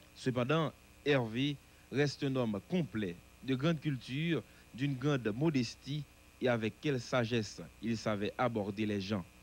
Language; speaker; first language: French; non-native, local second language; Haitian Creole